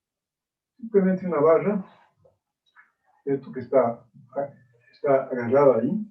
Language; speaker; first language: Spanish; native; Spanish